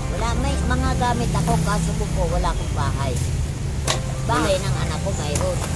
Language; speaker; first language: Filipino; non-native, local second language; Masbatenyo